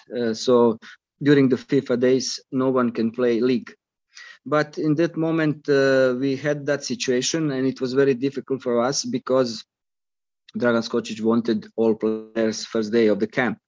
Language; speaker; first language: English; non-native, fluent; Croatian